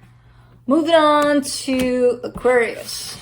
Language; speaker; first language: English; native; English